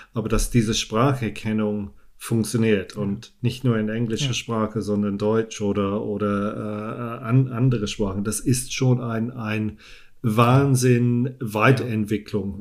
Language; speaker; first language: German; non-native, fluent; English